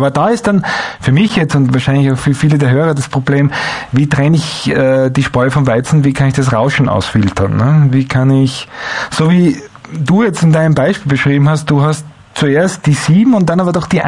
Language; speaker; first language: German; native; German